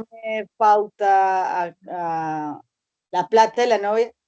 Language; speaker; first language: Portuguese; non-native, learner; Spanish